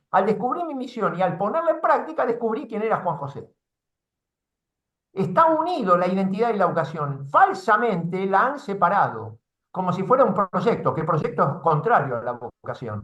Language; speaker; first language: Spanish; native; Spanish